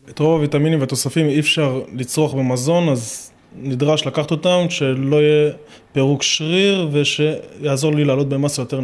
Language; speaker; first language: Hebrew; native; Hebrew